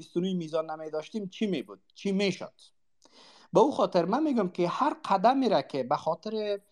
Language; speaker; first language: Persian; non-native, local second language; Uzbek